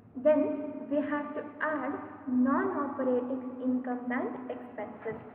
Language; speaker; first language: English; non-native, local second language; Kannada